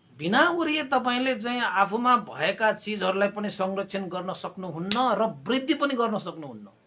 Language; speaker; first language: Nepali; non-native, local second language; Newari